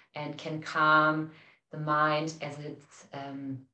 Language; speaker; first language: English; non-native, fluent; German